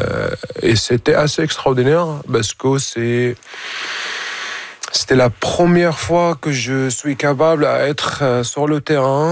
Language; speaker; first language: French; non-native, fluent; Arabic